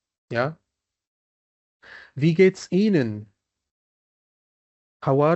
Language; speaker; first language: German; non-native, fluent; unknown